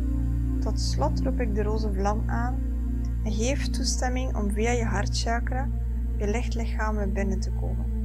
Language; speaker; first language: Dutch; native; Dutch